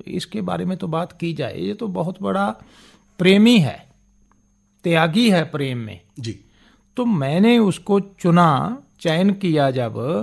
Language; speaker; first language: Hindi; non-native, local second language; Punjabi